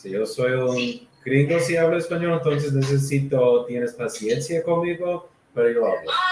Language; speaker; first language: Spanish; non-native, learner; English